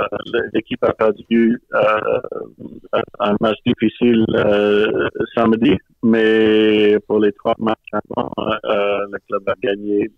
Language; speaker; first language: French; non-native, fluent; English